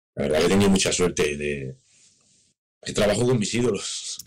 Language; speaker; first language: Spanish; native; Spanish